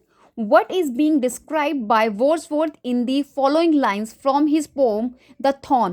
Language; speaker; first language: English; non-native, local second language; Hindi